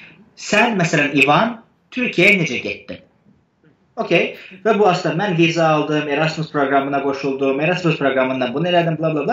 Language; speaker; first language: Azerbaijani; non-native, fluent; Turkish